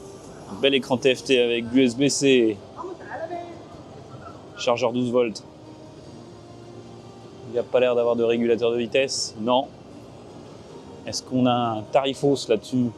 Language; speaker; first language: French; native; French